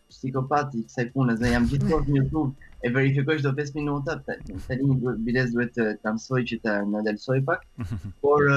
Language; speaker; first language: Albanian; early bilingual, heritage; French